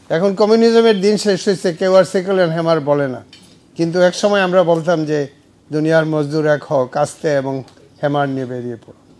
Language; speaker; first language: Bangla; native; Bangla